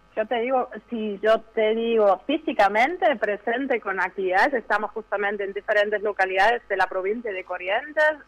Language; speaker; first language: Spanish; non-native, fluent; German